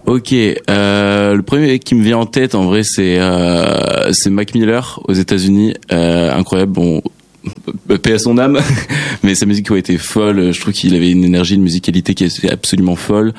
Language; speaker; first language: French; native; French